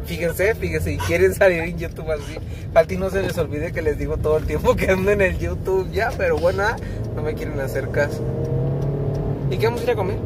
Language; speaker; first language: Spanish; early bilingual, heritage; Spanish